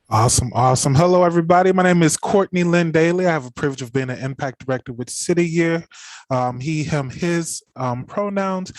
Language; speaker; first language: English; native; English